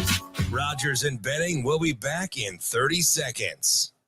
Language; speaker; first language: English; native; English